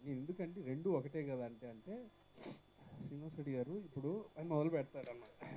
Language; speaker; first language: Telugu; native; Telugu